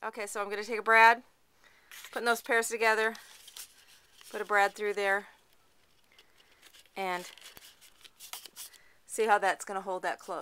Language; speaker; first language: English; native; English